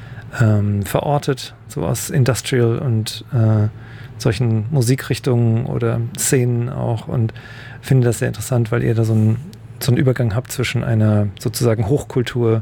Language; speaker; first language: German; native; German